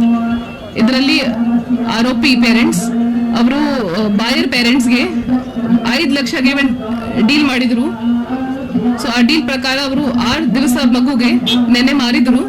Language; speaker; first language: Kannada; non-native, fluent; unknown